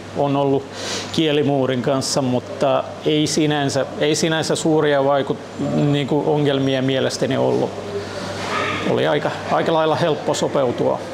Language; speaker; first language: Finnish; early bilingual, other home language; Russian